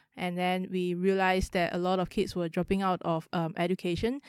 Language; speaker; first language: English; non-native, local second language; Chinese